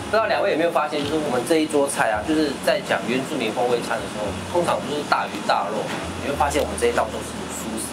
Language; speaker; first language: Chinese; native; Chinese